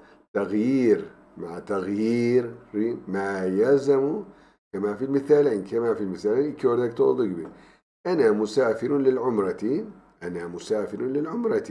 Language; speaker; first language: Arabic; non-native, fluent; Turkish